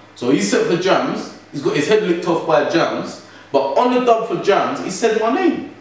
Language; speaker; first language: English; native; English